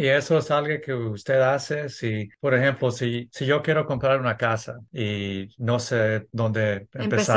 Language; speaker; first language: Spanish; early bilingual, heritage; English